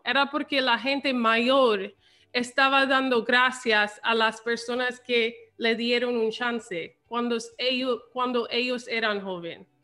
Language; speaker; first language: Spanish; early bilingual, heritage; English